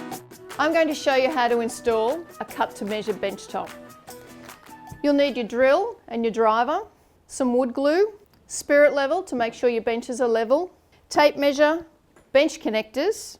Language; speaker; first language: English; native; English